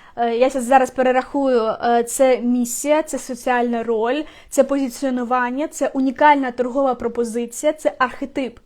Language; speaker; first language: Ukrainian; non-native, local second language; Russian